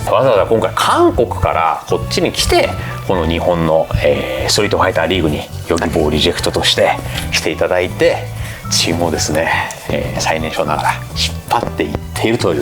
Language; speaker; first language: Japanese; native; Japanese